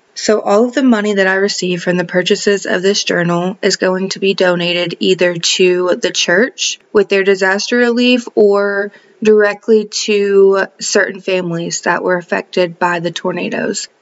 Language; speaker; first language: English; native; English